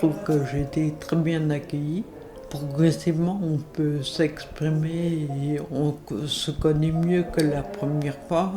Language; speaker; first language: French; native; French